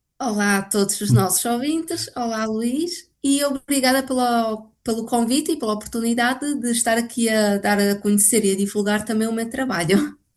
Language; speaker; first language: Portuguese; native; Portuguese